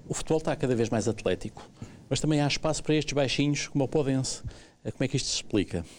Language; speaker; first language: Portuguese; native; Portuguese